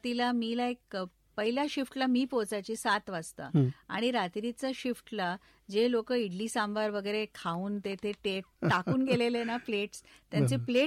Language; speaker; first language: Marathi; non-native, local second language; Bangla